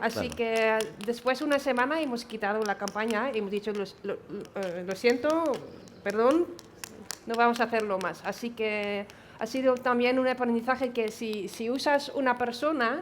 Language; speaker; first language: Spanish; non-native, fluent; Dutch